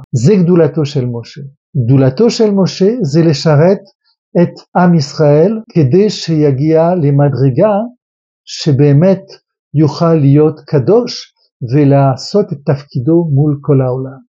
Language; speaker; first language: Hebrew; non-native, fluent; French